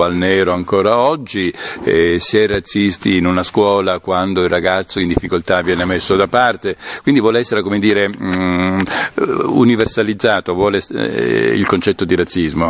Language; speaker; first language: Italian; native; Italian